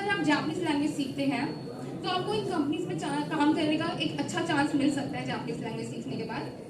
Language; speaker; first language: Hindi; native; Hindi